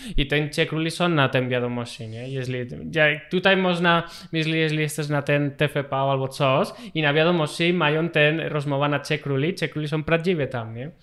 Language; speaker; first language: Polish; non-native, learner; Spanish